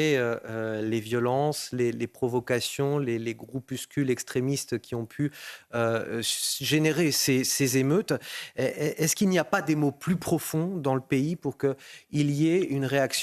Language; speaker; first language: French; native; French